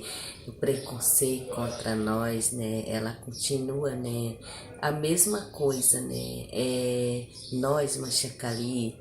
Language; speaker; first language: Portuguese; non-native, local second language; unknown